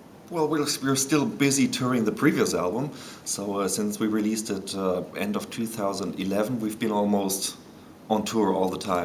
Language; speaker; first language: English; non-native, fluent; German